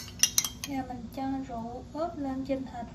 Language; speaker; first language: Vietnamese; native; Vietnamese